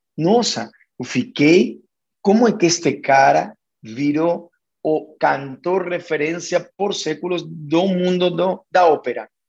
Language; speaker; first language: Portuguese; non-native, fluent; Spanish